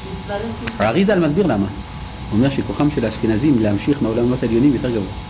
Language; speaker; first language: Hebrew; native; Hebrew